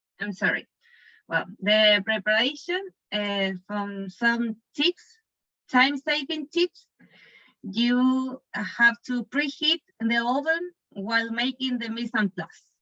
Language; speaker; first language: English; non-native, learner; Spanish